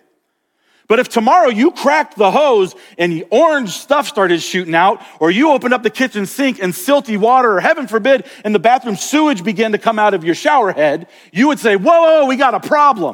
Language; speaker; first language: English; native; English